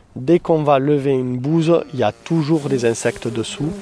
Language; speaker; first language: French; native; French